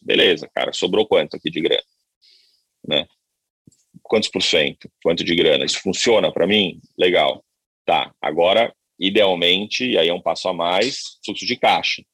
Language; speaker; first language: Portuguese; native; Portuguese